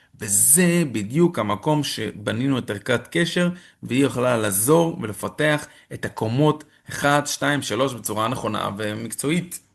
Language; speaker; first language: Hebrew; non-native, fluent; English